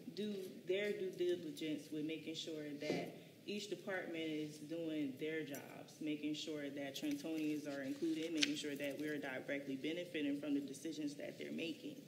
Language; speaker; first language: English; native; English